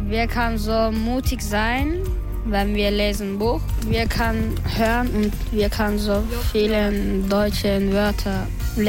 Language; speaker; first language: German; non-native, learner; Turkish